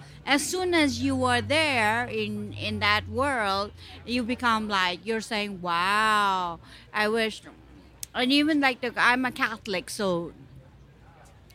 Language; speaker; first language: English; non-native, local second language; Bangla